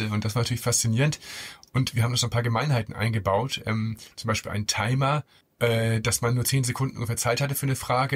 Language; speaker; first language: German; native; German